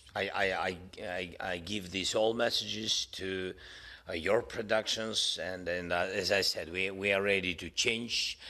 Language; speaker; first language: English; non-native, fluent; Russian